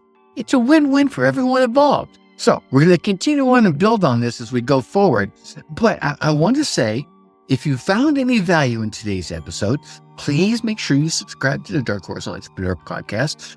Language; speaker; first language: English; native; English